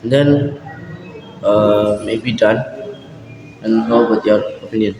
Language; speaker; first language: English; non-native, learner; Indonesian